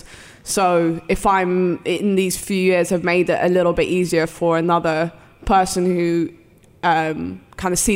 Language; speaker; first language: English; early bilingual, other home language; Arabic